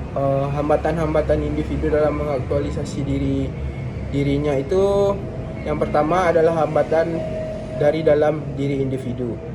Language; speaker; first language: Indonesian; native; Indonesian